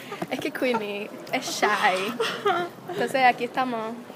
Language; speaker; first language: Spanish; native; Spanish